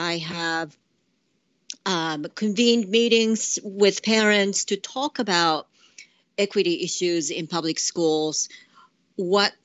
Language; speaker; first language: English; non-native, fluent; Japanese